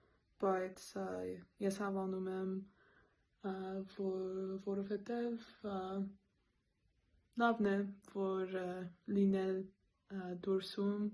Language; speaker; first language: Armenian; non-native, learner; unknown